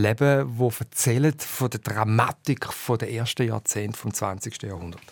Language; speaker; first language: German; native; German